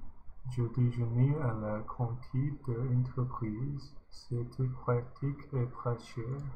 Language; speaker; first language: French; non-native, learner; English